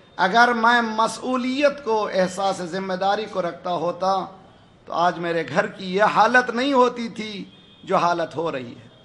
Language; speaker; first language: Urdu; native; Urdu